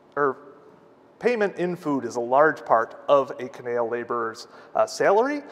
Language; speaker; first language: English; native; English